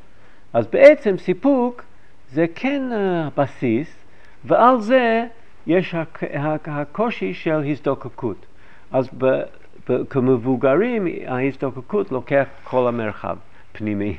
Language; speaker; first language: Hebrew; non-native, fluent; English